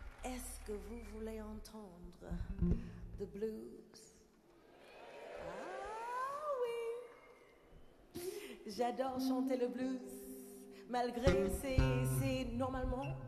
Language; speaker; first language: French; non-native, learner; English